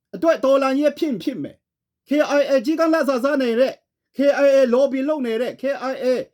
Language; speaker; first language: Burmese; non-native, local second language; Kachin